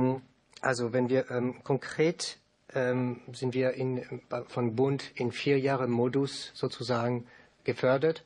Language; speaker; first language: German; non-native, learner; French